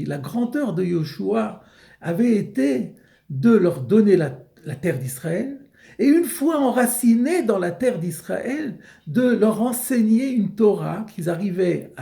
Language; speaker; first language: French; native; French